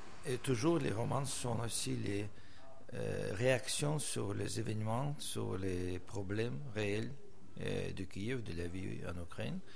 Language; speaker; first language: French; non-native, fluent; Russian